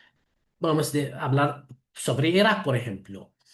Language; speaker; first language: Spanish; non-native, fluent; Arabic